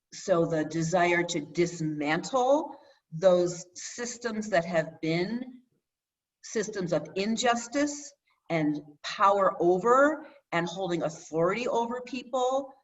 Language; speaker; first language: English; native; English